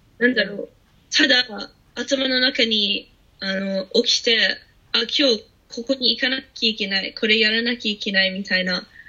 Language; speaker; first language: Japanese; non-native, fluent; English